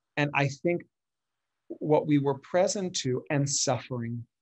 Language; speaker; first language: English; early bilingual, other home language; Spanish